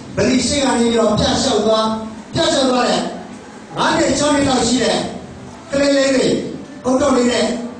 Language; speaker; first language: Burmese; native; Burmese